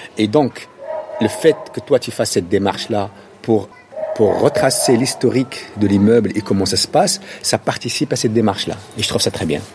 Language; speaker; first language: French; non-native, local second language; Arabic